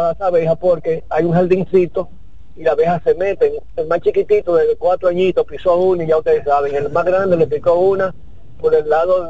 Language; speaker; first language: Spanish; native; Spanish